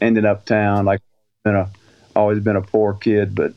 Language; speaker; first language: English; native; English